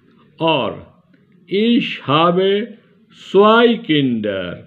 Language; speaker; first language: German; non-native, learner; Bangla